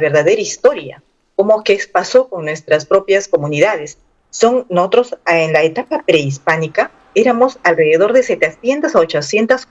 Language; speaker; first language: Spanish; non-native, local second language; Aymara